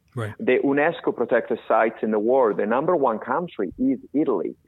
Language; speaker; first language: English; non-native, fluent; Italian